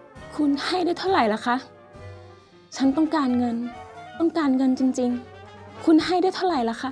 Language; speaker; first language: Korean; non-native, fluent; Thai